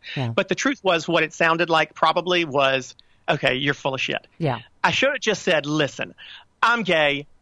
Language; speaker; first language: English; native; English